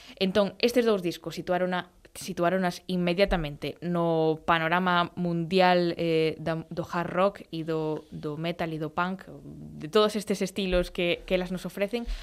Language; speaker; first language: Galician; native; Galician